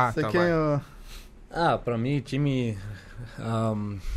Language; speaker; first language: Portuguese; non-native, learner; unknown